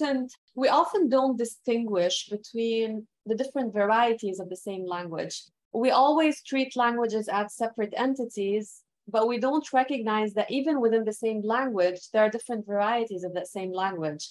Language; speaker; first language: English; non-native, fluent; Arabic